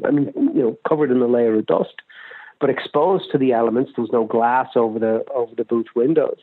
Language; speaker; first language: English; native; English